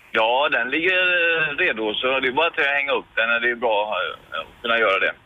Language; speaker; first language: Swedish; native; Swedish